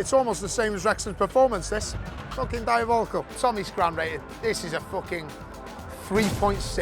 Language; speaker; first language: English; native; English